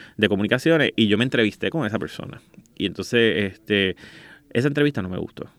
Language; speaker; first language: Spanish; native; Spanish